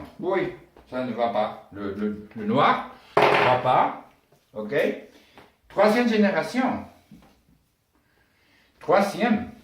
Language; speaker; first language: French; non-native, learner; Spanish